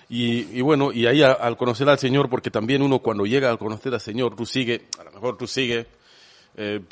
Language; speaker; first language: Spanish; non-native, fluent; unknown